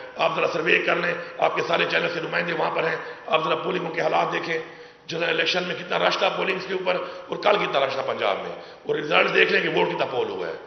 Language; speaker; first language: Urdu; non-native, local second language; Pashto